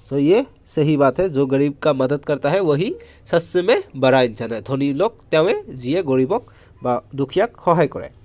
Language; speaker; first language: Hindi; non-native, local second language; Assamese